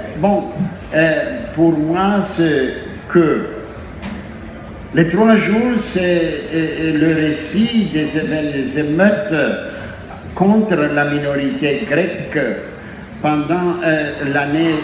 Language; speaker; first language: French; non-native, fluent; Greek